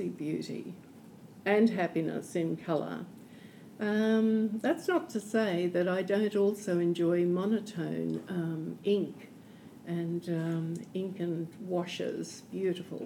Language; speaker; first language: English; native; English